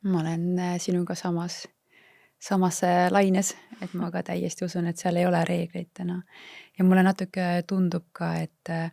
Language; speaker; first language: Estonian; native; Estonian